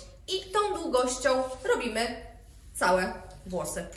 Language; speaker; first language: Polish; native; Polish